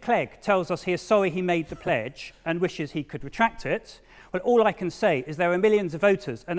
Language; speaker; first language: English; native; English